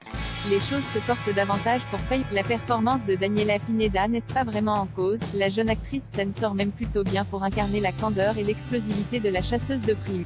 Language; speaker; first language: French; native; French